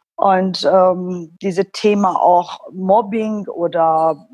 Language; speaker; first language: German; non-native, fluent; Persian